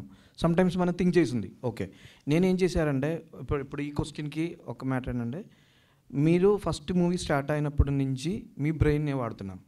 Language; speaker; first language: Telugu; non-native, learner; Malayalam